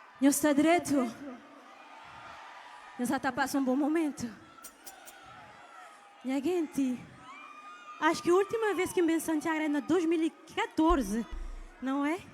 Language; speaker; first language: Portuguese; non-native, local second language; Kabuverdianu